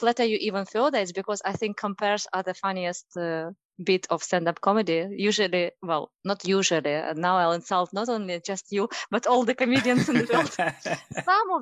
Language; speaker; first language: English; non-native, fluent; Russian